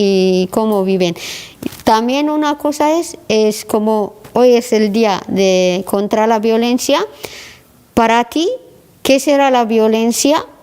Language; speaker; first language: Spanish; non-native, learner; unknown